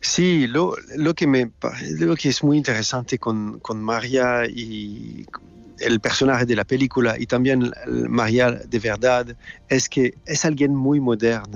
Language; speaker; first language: Spanish; non-native, learner; French